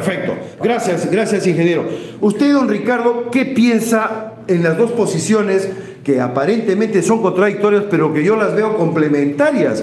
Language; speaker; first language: Spanish; native; Spanish